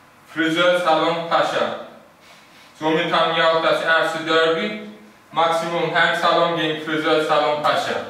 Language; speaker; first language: German; early bilingual, other home language; Turkish